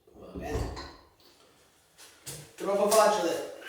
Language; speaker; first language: Italian; non-native, learner; English